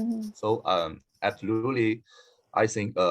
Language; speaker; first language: English; non-native, learner; Chinese